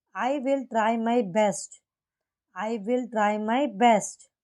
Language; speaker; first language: English; non-native, local second language; Hindi